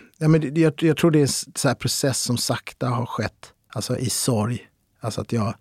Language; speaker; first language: Swedish; early bilingual, other home language; Arabic